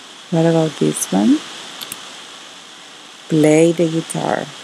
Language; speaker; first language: English; non-native, fluent; Spanish